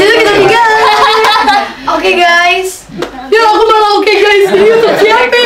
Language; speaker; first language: Indonesian; native; Indonesian